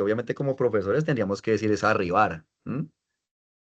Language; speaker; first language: Spanish; native; Spanish